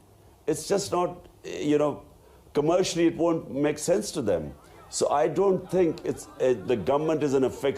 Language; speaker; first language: English; non-native, local second language; Urdu